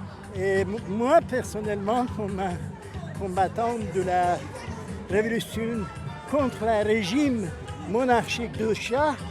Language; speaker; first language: French; non-native, fluent; Persian